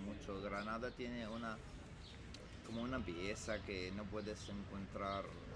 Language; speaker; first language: Spanish; non-native, learner; Arabic